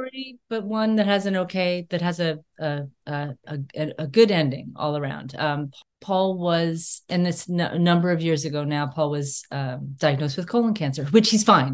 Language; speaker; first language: English; native; English